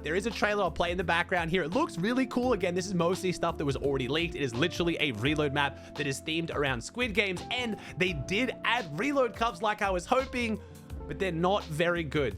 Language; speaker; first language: English; native; English